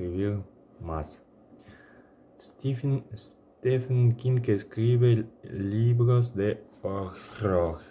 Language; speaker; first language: Spanish; non-native, learner; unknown